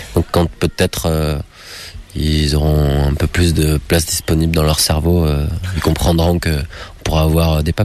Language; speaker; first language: French; native; French